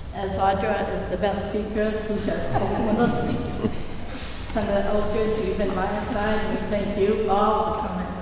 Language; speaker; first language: English; native; English